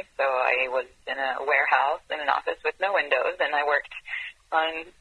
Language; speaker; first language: English; non-native, fluent; Hebrew